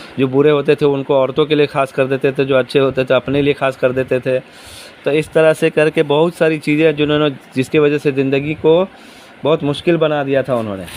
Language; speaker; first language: Urdu; native; Urdu